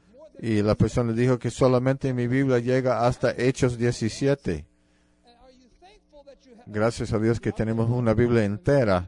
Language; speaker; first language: Spanish; non-native, fluent; English